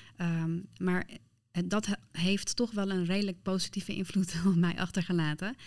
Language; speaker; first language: Dutch; early bilingual, other home language; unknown